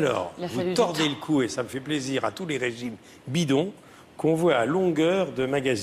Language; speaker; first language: French; native; French